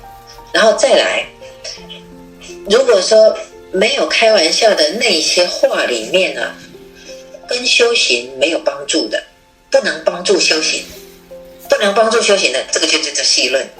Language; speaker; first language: Chinese; native; Chinese